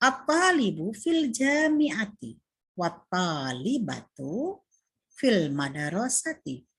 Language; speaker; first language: Arabic; non-native, fluent; Indonesian